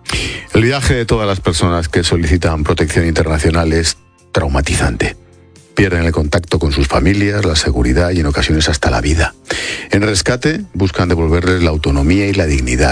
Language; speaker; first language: Spanish; native; Spanish